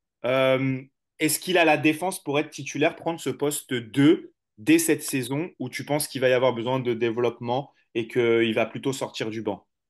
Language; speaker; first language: French; native; French